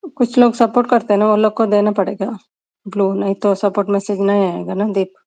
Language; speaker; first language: Hindi; non-native, local second language; Kannada